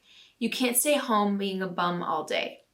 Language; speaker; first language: English; native; English